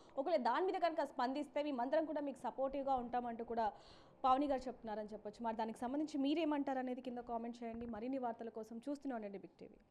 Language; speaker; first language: Telugu; native; Telugu